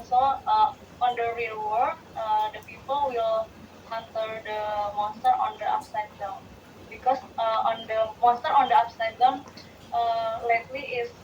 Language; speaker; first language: English; non-native, learner; Indonesian